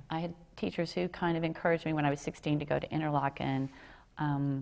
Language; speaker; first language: English; native; English